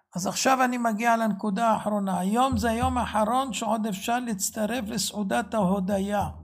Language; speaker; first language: Hebrew; native; Hebrew